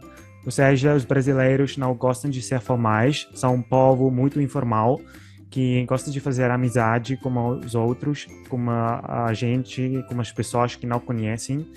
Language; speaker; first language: Portuguese; non-native, fluent; Italian